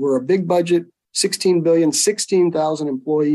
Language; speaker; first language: English; native; English